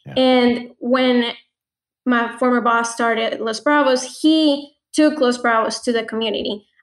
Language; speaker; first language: English; non-native, fluent; Spanish